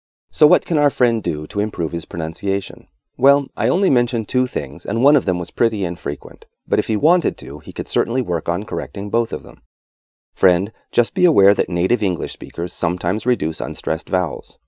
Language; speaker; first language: English; native; English